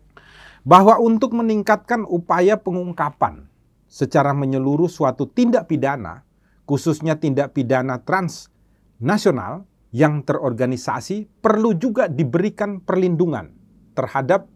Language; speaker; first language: Indonesian; native; Indonesian